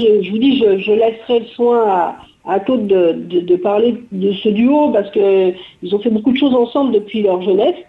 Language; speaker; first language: French; native; French